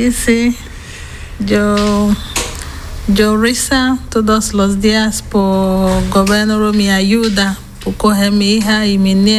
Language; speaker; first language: Spanish; non-native, learner; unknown